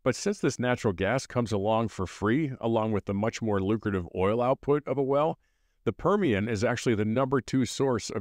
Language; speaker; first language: English; native; English